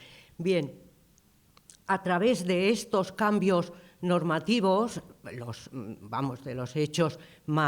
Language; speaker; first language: Spanish; native; Spanish